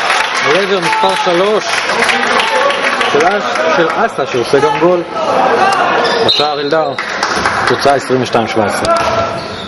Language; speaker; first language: Hebrew; native; Hebrew